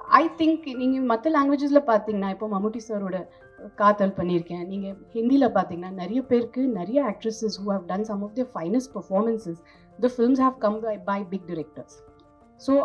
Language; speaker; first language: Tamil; non-native, fluent; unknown